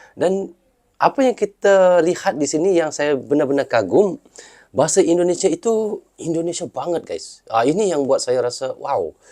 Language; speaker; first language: Malay; native; Malay